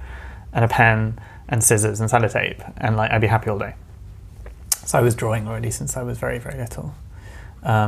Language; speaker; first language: English; native; English